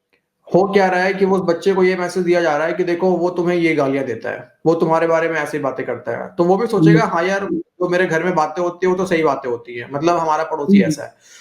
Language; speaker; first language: Hindi; native; Hindi